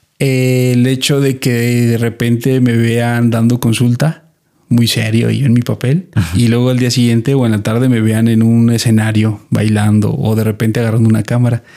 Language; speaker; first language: Spanish; native; Spanish